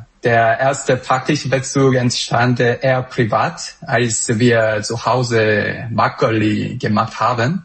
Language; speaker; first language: German; non-native, fluent; Korean